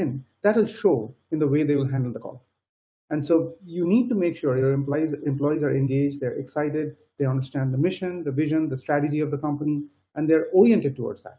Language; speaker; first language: English; non-native, local second language; Bangla